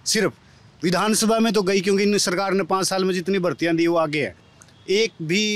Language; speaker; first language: Hindi; native; Hindi